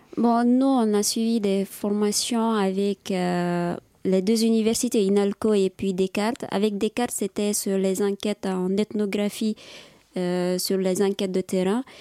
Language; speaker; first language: French; non-native, local second language; Fula